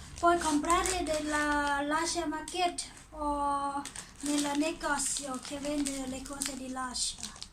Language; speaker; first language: Italian; non-native, learner; Thai